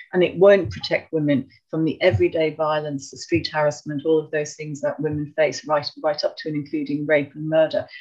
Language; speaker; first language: English; native; English